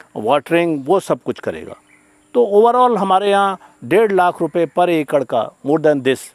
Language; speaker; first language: Hindi; native; Hindi